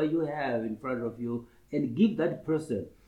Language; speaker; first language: English; non-native, local second language; Shona